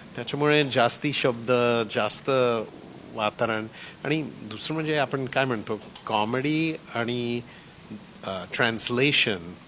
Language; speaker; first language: Marathi; early bilingual, heritage; Marathi